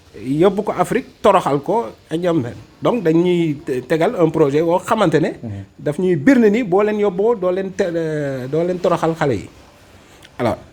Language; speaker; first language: Wolof; non-native, fluent; Fula